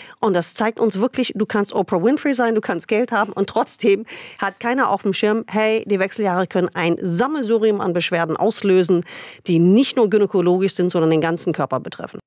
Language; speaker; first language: German; non-native, fluent; English